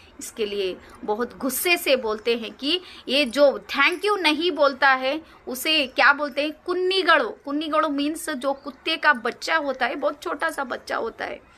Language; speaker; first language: Hindi; non-native, local second language; Kannada